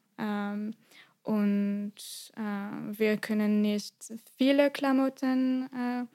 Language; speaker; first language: German; non-native, fluent; French